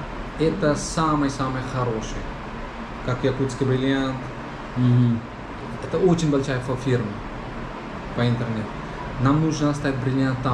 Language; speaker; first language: Russian; non-native, learner; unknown